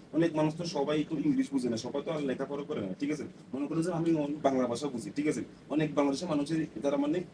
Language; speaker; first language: Bangla; non-native, learner; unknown